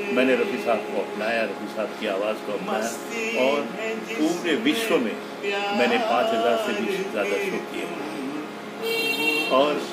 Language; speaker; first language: Hindi; non-native, local second language; Gujarati